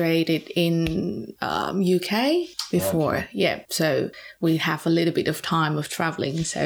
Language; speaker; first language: English; non-native, fluent; Thai